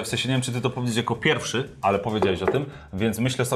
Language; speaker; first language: Polish; native; Polish